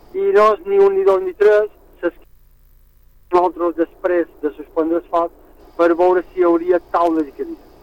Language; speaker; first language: Catalan; native; Catalan